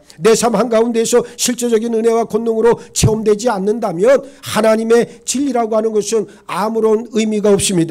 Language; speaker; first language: Korean; native; Korean